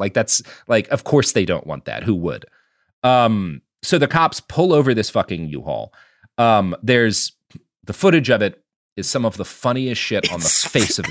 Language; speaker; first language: English; native; English